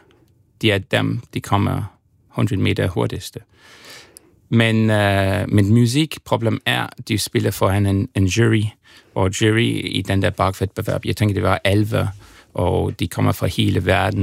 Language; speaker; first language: Danish; non-native, fluent; German